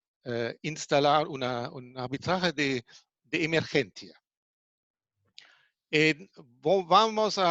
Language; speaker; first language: Spanish; non-native, fluent; German